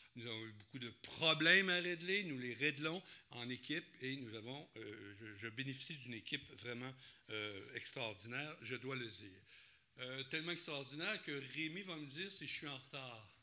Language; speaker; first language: French; native; French